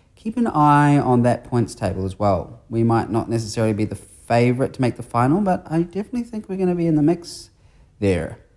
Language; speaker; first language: English; native; English